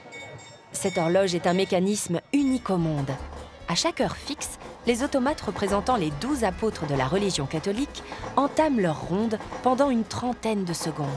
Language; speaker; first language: French; native; French